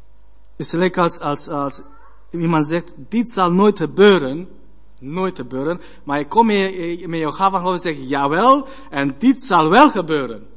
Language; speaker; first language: Dutch; non-native, learner; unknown